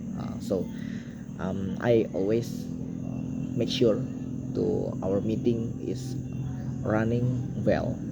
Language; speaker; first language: English; non-native, learner; Indonesian